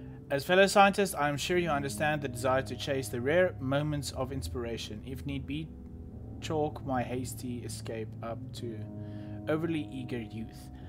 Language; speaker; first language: English; non-native, local second language; Afrikaans